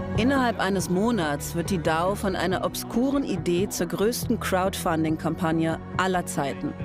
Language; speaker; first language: German; native; German